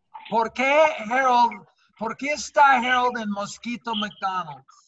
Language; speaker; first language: Spanish; non-native, fluent; English